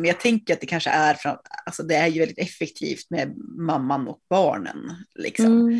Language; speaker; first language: Swedish; native; Swedish